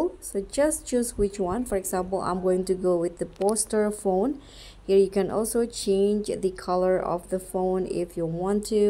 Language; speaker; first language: English; non-native, fluent; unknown